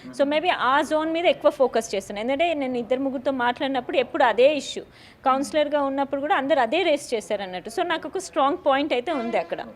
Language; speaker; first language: Telugu; native; Telugu